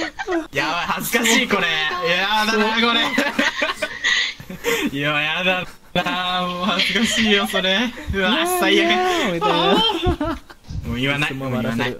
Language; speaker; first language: Japanese; native; Japanese